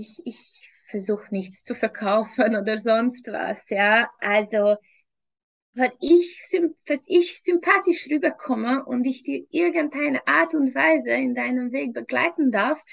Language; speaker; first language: German; non-native, fluent; Hungarian